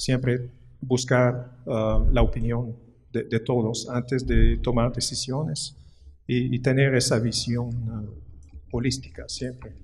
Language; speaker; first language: Spanish; non-native, fluent; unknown